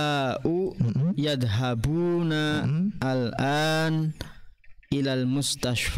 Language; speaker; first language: Arabic; non-native, learner; Indonesian